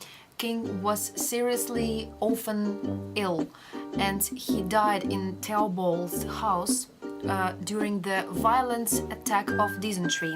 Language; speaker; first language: English; non-native, learner; Russian